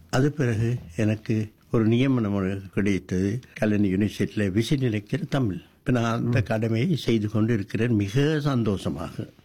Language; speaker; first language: Tamil; non-native, local second language; Sinhala